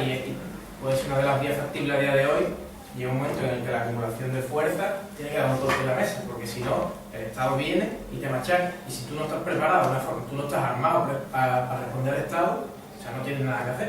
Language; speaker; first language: Spanish; native; Spanish